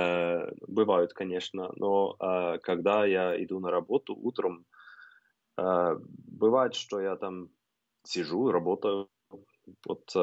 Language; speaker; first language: Russian; non-native, fluent; Norwegian